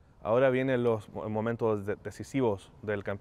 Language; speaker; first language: Portuguese; non-native, learner; Spanish